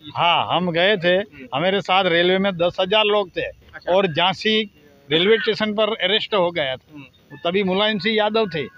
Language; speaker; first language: Hindi; non-native, local second language; Gujarati